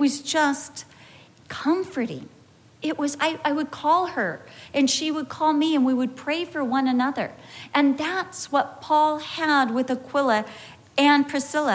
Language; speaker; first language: English; native; English